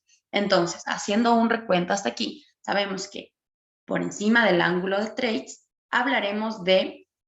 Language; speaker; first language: Spanish; native; Spanish